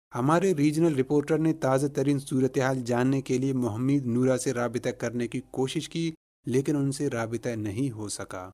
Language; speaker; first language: Urdu; non-native, local second language; Baluchi